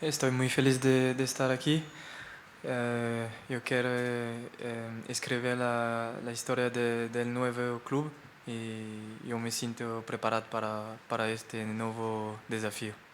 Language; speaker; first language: Spanish; non-native, fluent; French